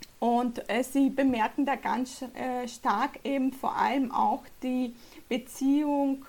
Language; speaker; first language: German; early bilingual, other home language; Polish